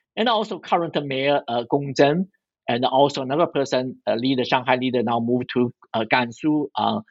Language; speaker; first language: English; non-native, fluent; Chinese